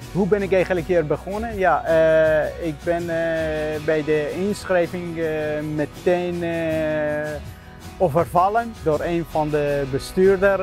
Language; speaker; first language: Dutch; non-native, fluent; Persian